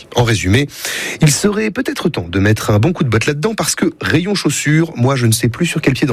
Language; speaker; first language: French; native; French